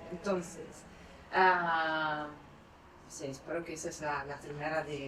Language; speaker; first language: Spanish; non-native, fluent; Italian